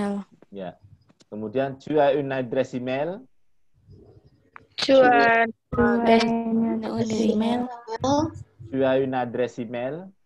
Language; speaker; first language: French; non-native, fluent; Indonesian